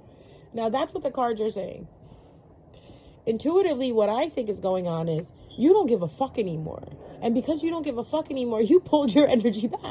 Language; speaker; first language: English; native; English